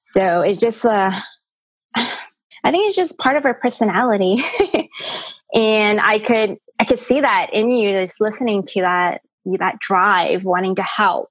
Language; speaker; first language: English; early bilingual, other home language; Cantonese